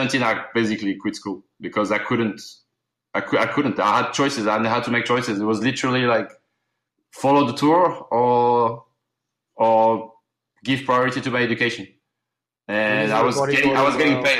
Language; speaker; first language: English; early bilingual, other home language; Arabic